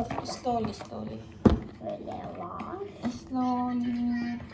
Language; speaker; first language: Turkish; non-native, fluent; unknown